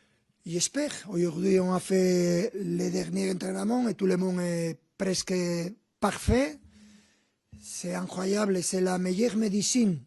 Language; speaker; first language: French; non-native, fluent; Spanish